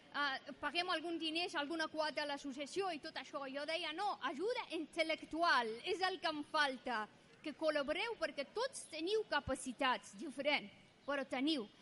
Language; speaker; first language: Catalan; non-native, fluent; Persian